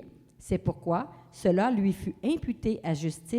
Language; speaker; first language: French; native; French